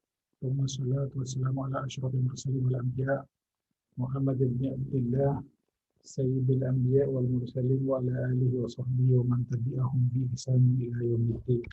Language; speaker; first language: Arabic; non-native, fluent; Indonesian